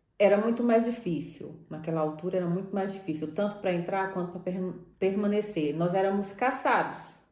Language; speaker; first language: Portuguese; native; Portuguese